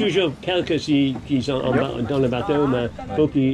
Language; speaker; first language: French; non-native, learner; English